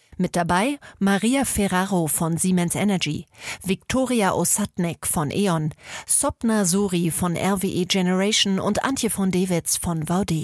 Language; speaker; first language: German; native; German